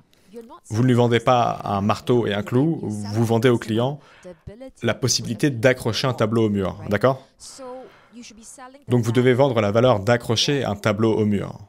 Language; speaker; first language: French; native; French